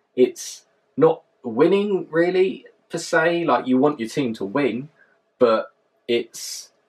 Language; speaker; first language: English; native; English